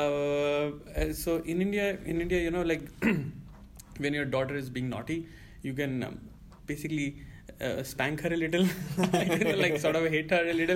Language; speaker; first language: English; non-native, local second language; Hindi